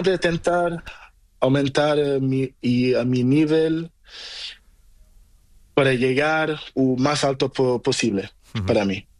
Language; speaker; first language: Spanish; non-native, learner; Portuguese